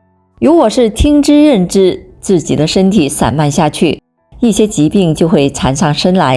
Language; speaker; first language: Chinese; native; Chinese